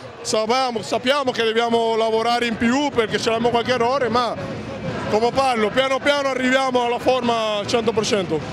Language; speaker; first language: Italian; non-native, learner; Spanish